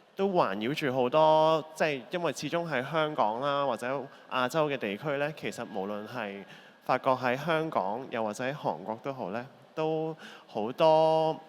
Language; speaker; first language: Cantonese; native; Cantonese